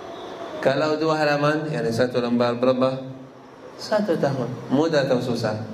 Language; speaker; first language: Indonesian; non-native, learner; Arabic